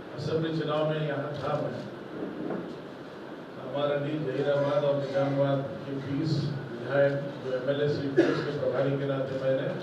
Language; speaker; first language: Hindi; non-native, local second language; Marathi